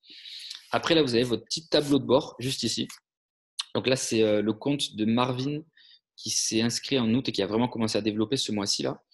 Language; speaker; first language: French; native; French